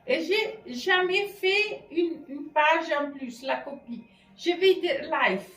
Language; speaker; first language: French; non-native, fluent; Italian